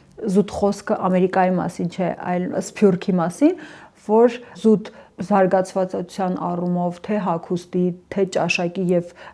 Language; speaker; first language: Armenian; early bilingual, heritage; Armenian